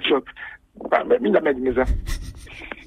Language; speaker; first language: Hungarian; non-native, learner; Yoruba